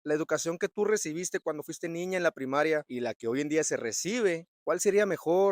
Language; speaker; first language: Spanish; native; Spanish